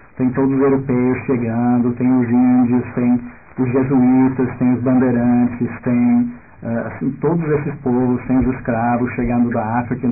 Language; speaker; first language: Portuguese; non-native, fluent; English